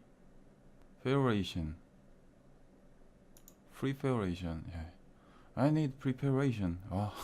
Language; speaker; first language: English; non-native, learner; Korean